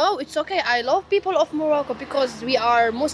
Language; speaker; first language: English; non-native, learner; Arabic